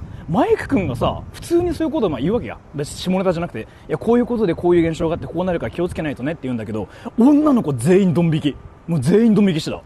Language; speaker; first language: Japanese; native; Japanese